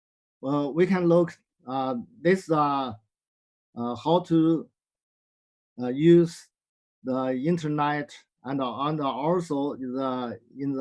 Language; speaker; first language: English; non-native, learner; Chinese